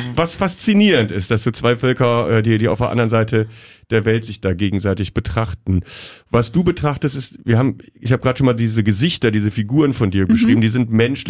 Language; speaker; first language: German; native; German